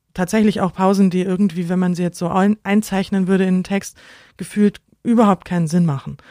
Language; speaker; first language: German; native; German